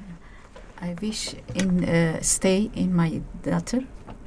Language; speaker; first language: English; non-native, learner; Persian